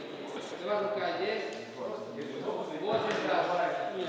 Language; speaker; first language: Russian; non-native, learner; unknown